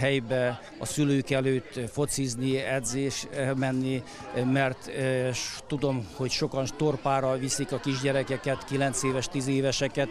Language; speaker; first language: Hungarian; non-native, local second language; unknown